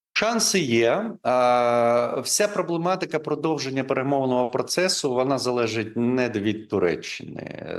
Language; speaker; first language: Ukrainian; non-native, local second language; Crimean Tatar